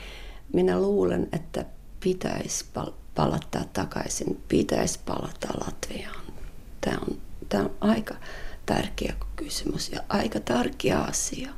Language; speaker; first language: Finnish; non-native, learner; Latvian